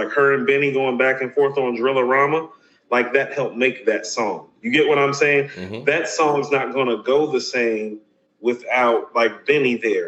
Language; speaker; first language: English; native; English